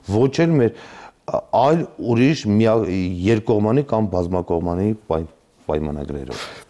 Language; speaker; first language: Armenian; native; Armenian